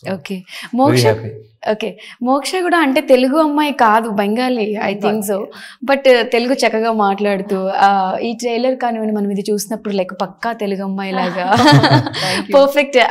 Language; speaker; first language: Telugu; native; Telugu